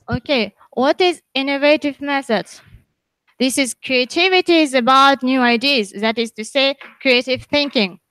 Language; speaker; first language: English; non-native, learner; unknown